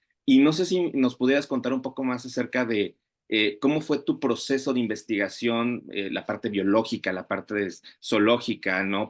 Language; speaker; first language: Spanish; native; Spanish